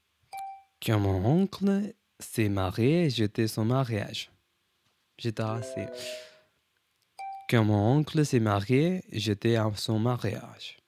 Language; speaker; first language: French; non-native, learner; English